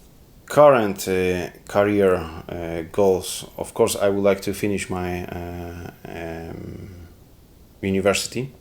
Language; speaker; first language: English; non-native, learner; Polish